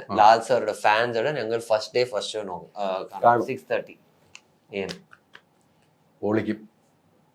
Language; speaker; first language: Malayalam; non-native, learner; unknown